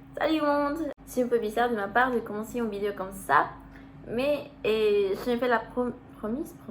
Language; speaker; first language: French; non-native, learner; Spanish